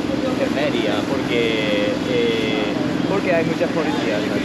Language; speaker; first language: Spanish; non-native, learner; Japanese